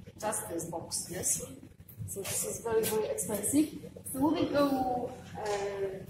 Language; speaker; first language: English; non-native, fluent; Polish